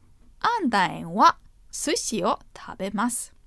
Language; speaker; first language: Japanese; non-native, fluent; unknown